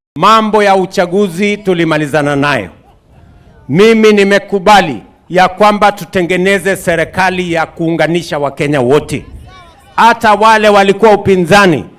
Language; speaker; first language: Swahili; non-native, local second language; Kalenjin